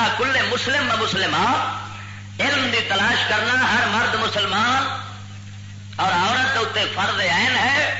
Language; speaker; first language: Urdu; non-native, local second language; Punjabi